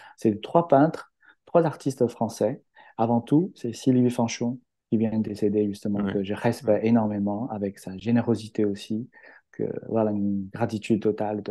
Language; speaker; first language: French; non-native, fluent; Chinese